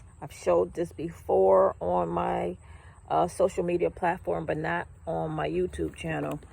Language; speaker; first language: English; native; English